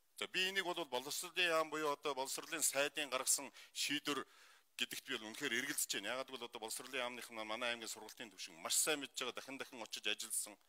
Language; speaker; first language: Mongolian; non-native, local second language; Kazakh